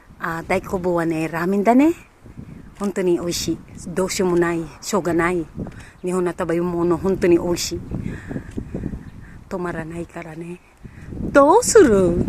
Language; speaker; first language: Japanese; non-native, fluent; Filipino